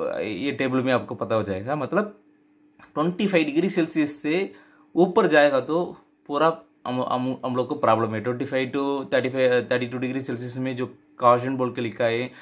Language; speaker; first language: Hindi; non-native, local second language; Tamil